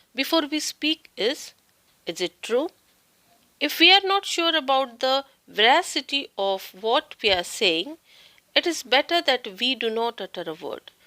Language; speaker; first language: English; non-native, local second language; Marathi